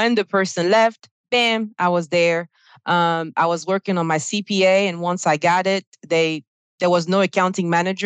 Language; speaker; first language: English; non-native, fluent; French